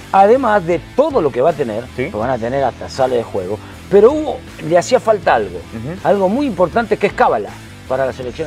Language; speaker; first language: Spanish; native; Spanish